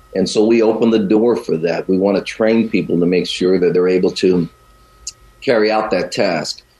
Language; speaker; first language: English; native; English